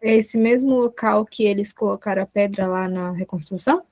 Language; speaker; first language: Portuguese; native; Portuguese